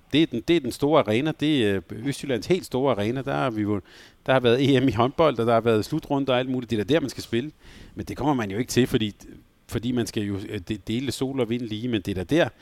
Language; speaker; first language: Danish; native; Danish